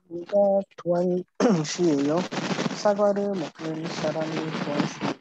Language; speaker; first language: Korean; non-native, learner; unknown